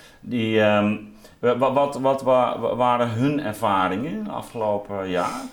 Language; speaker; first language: Dutch; native; Dutch